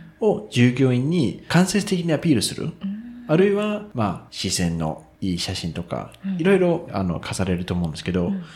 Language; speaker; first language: Japanese; non-native, fluent; Danish